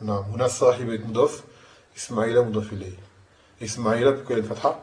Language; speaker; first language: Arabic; non-native, learner; French